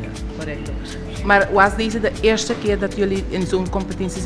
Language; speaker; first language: Dutch; non-native, local second language; Papiamento